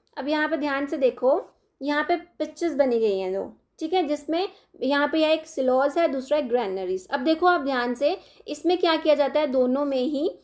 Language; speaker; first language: Hindi; non-native, local second language; Dogri